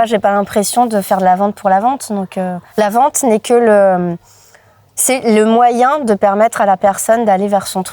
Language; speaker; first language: French; native; French